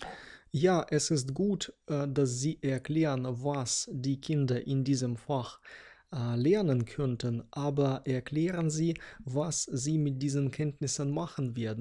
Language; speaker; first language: German; non-native, fluent; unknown